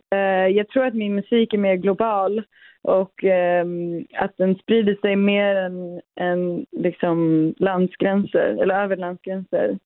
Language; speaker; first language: Swedish; early bilingual, other home language; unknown